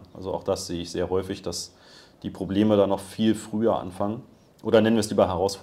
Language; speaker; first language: German; native; German